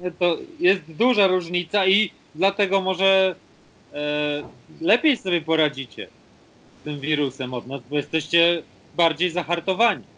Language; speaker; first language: Polish; native; Polish